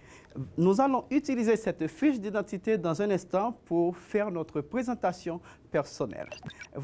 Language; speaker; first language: French; non-native, fluent; Spanish